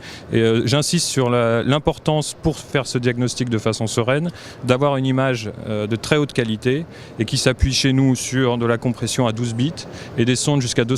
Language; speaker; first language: French; native; French